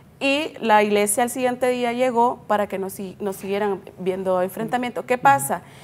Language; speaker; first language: Spanish; native; Spanish